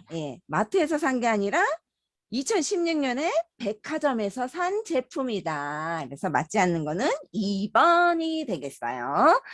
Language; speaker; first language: Korean; native; Korean